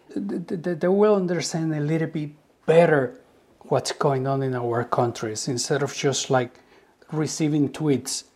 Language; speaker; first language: English; non-native, fluent; Spanish